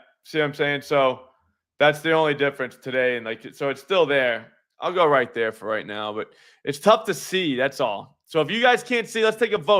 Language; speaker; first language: English; native; English